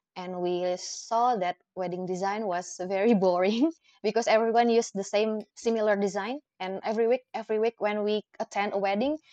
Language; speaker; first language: English; non-native, fluent; Indonesian